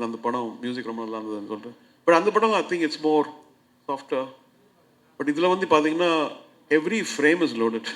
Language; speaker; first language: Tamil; native; Tamil